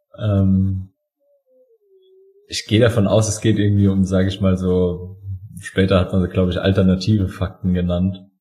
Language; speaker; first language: German; native; German